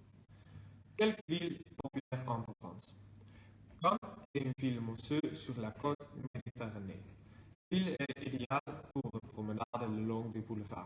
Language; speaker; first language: French; non-native, learner; Dutch